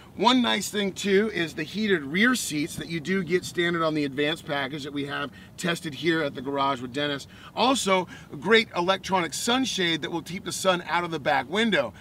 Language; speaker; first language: English; native; English